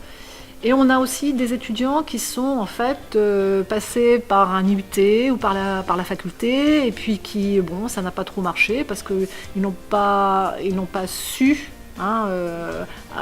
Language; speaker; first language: French; native; French